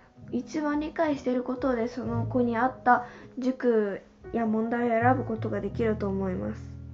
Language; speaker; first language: Japanese; non-native, fluent; Chinese